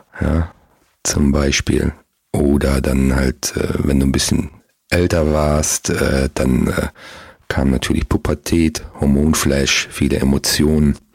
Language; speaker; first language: German; early bilingual, other home language; Russian